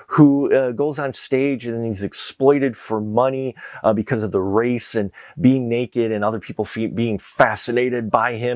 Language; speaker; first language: English; native; English